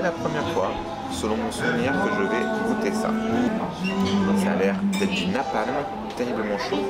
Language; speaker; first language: French; native; French